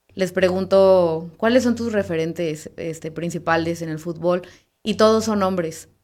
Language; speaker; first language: Spanish; native; Spanish